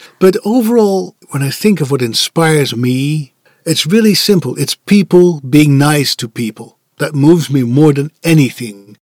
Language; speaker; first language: English; non-native, fluent; Dutch